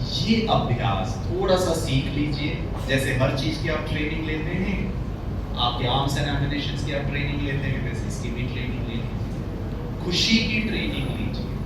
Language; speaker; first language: Hindi; non-native, local second language; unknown